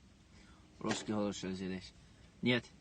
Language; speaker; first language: Russian; non-native, learner; English